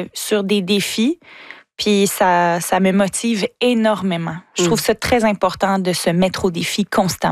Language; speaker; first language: French; native; French